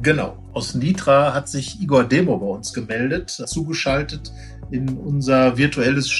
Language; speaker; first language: German; native; German